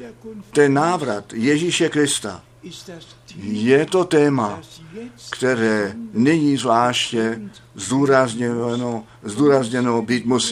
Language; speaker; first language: Czech; non-native, fluent; German